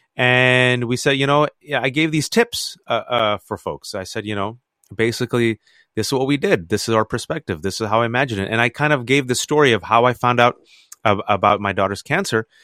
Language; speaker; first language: English; native; English